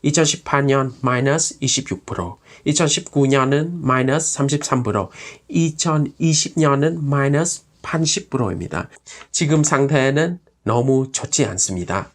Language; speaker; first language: Korean; non-native, fluent; Vietnamese